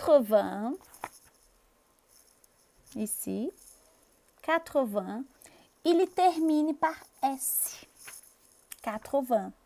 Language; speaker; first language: French; non-native, fluent; Portuguese